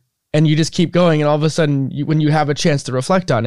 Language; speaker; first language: English; native; English